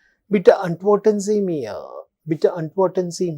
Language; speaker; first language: German; non-native, fluent; Telugu